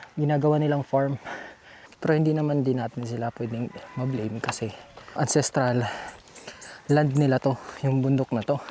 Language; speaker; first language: Filipino; non-native, local second language; Cebuano